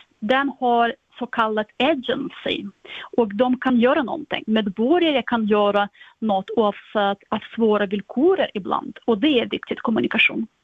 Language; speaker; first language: Swedish; non-native, fluent; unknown